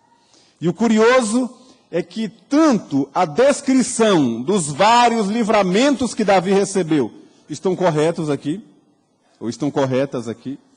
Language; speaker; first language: Portuguese; native; Portuguese